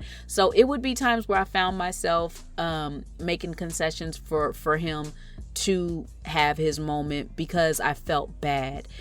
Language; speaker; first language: English; native; English